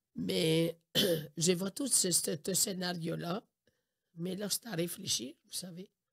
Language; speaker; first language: French; non-native, fluent; Italian